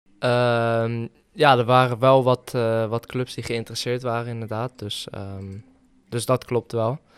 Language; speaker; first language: Dutch; native; Dutch